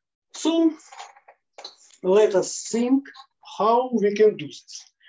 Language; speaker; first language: English; non-native, fluent; Russian